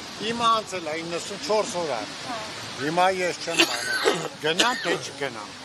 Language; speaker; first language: Armenian; native; Armenian